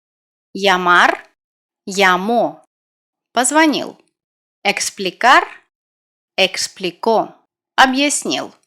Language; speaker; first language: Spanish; non-native, fluent; Russian